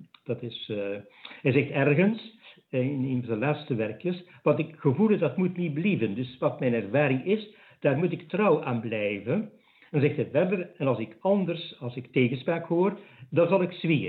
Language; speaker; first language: Dutch; native; Dutch